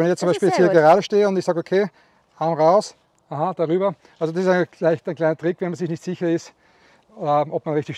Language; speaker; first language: German; native; German